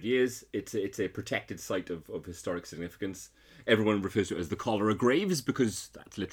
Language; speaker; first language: English; native; English